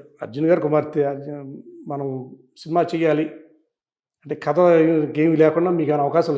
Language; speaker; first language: Telugu; native; Telugu